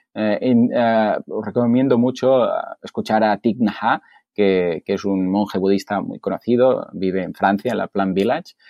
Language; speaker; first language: Spanish; native; Spanish